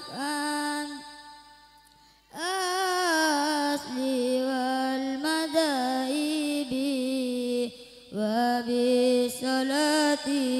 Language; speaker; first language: Arabic; non-native, learner; Indonesian